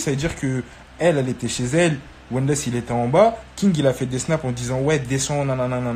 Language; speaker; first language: French; native; French